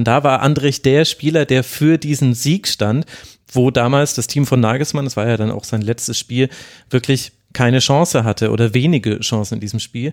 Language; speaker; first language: German; native; German